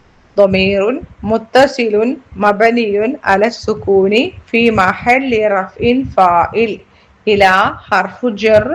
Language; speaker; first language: Arabic; non-native, fluent; Malayalam